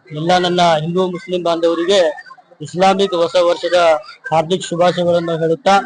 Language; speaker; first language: Kannada; native; Kannada